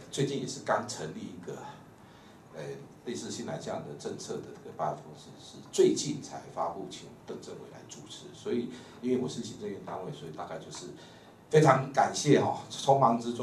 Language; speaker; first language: Chinese; native; Chinese